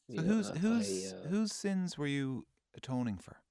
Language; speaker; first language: English; native; English